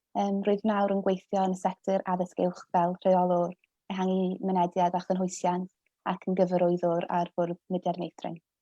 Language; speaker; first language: Welsh; non-native, local second language; English